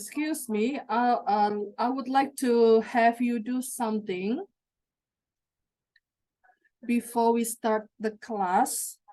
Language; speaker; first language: English; non-native, fluent; Indonesian